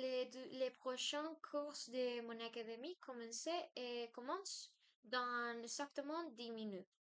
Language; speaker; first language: French; non-native, learner; Spanish